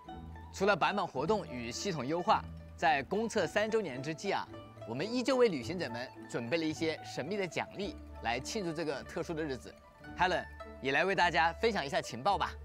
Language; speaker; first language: Chinese; native; Chinese